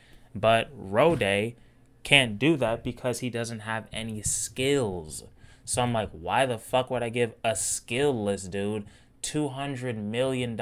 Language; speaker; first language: English; native; English